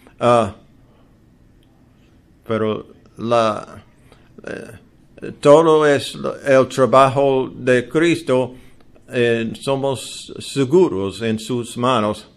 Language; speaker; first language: Spanish; non-native, learner; English